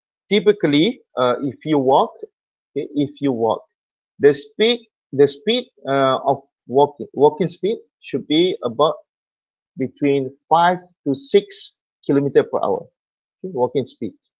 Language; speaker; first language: English; non-native, local second language; Malay